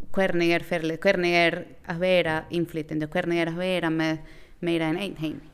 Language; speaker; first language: Icelandic; non-native, fluent; Lithuanian